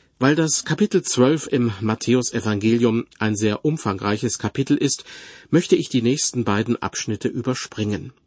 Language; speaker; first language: German; native; German